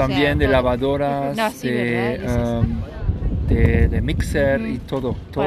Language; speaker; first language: Spanish; non-native, learner; German